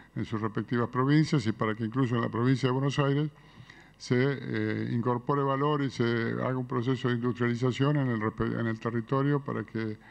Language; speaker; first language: Spanish; native; Spanish